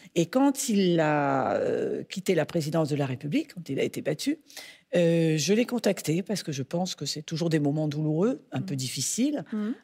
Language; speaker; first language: French; native; French